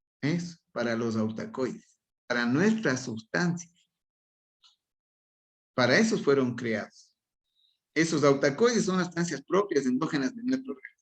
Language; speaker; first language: Spanish; native; Spanish